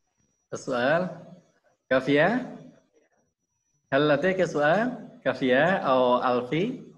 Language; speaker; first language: Arabic; non-native, learner; Indonesian